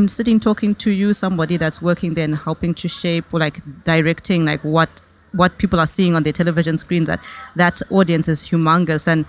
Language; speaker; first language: English; native; English